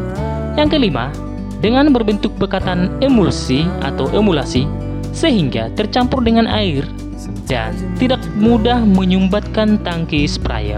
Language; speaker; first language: Indonesian; native; Indonesian